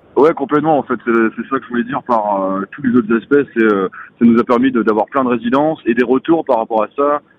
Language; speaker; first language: French; native; French